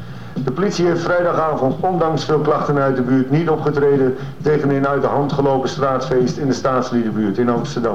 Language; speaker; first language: Dutch; native; Dutch